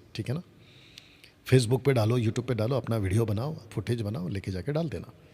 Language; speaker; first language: Hindi; non-native, local second language; Telugu